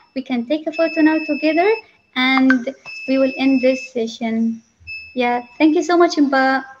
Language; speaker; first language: English; non-native, fluent; Arabic